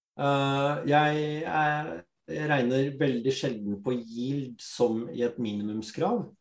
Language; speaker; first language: Norwegian; early bilingual, other home language; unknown